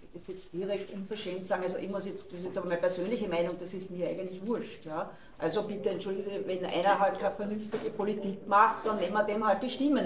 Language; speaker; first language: German; native; German